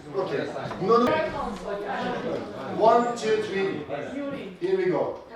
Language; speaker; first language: English; non-native, fluent; Turkish